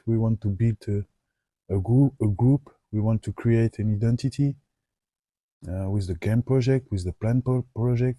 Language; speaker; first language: English; non-native, learner; French